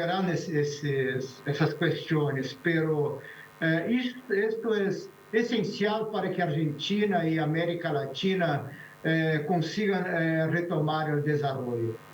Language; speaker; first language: Spanish; non-native, fluent; Portuguese